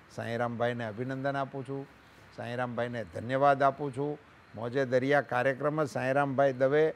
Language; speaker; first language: Gujarati; native; Gujarati